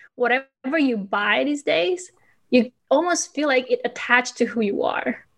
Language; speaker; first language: English; non-native, fluent; Indonesian